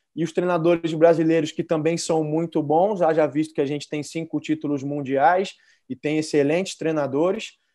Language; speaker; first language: Portuguese; native; Portuguese